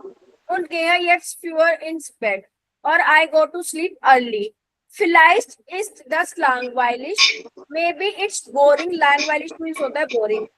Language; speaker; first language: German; non-native, fluent; Hindi